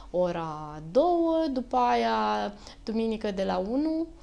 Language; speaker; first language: Romanian; native; Romanian